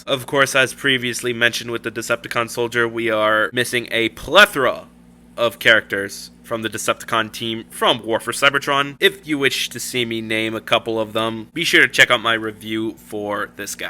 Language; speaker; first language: English; native; English